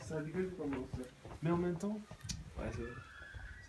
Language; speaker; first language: French; early bilingual, other home language; Japanese